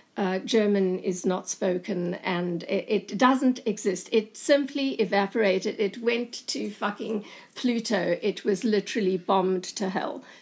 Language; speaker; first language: English; native; English